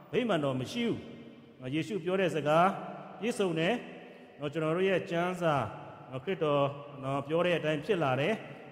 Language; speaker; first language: Burmese; non-native, local second language; Kachin